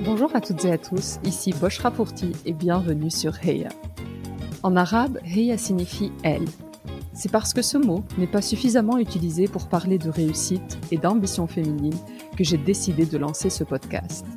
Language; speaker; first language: French; native; French